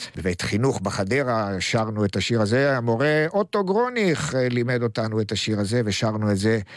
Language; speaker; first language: Hebrew; native; Hebrew